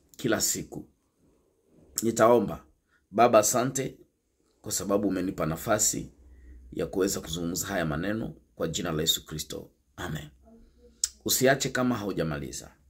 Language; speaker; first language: Swahili; non-native, local second language; Nande